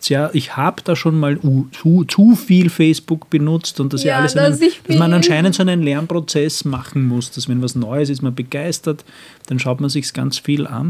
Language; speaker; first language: German; native; German